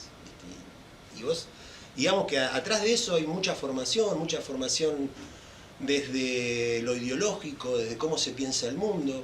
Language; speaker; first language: Spanish; native; Spanish